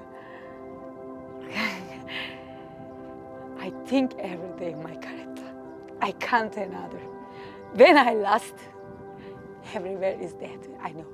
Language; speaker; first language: English; non-native, learner; Turkish